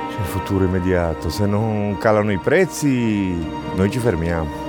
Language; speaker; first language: Italian; non-native, fluent; Romanian